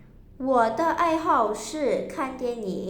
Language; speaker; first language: Chinese; non-native, fluent; Indonesian